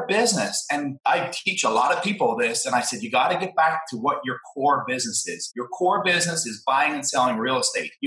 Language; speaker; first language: English; native; English